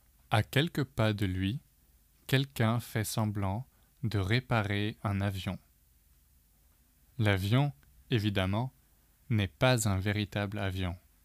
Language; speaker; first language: French; native; French